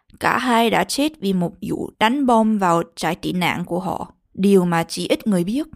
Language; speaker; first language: Vietnamese; early bilingual, heritage; Vietnamese